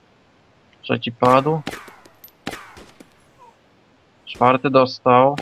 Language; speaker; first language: Polish; native; Polish